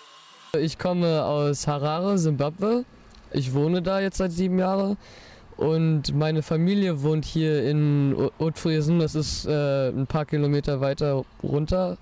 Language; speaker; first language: German; early bilingual, heritage; German